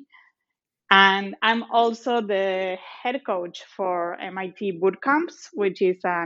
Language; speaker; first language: English; non-native, fluent; Spanish